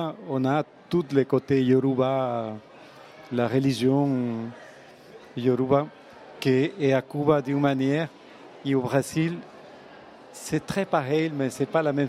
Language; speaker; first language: French; non-native, fluent; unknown